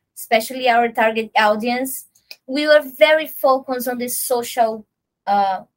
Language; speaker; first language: English; non-native, learner; Portuguese